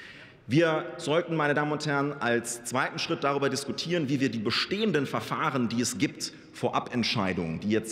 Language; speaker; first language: German; native; German